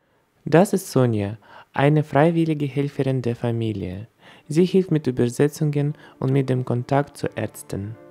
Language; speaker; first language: German; non-native, fluent; Russian